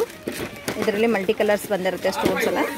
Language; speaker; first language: Kannada; native; Kannada